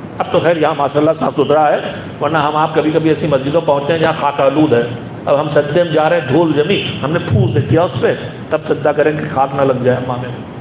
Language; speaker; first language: Urdu; native; Urdu